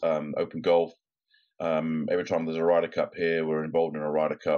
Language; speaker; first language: English; native; English